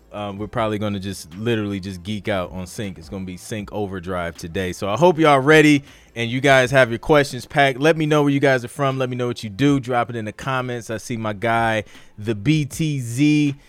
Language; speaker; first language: English; native; English